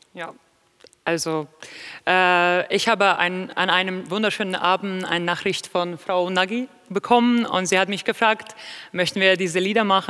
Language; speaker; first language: German; non-native, fluent; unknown